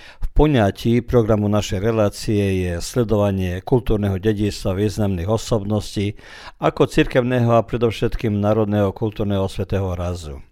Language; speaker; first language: Slovak; early bilingual, heritage; Croatian